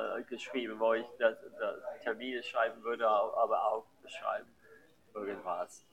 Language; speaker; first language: German; non-native, fluent; English